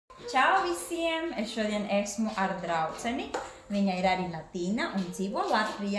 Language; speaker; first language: Latvian; non-native, fluent; Spanish